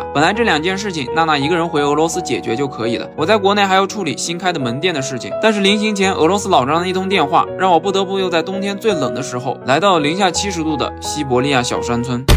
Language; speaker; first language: Chinese; native; Chinese